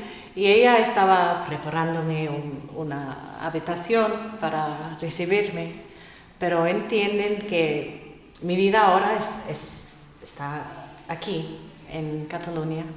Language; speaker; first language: Spanish; non-native, fluent; English